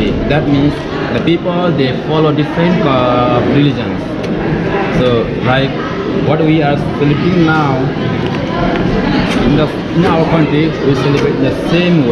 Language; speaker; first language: English; non-native, learner; Nepali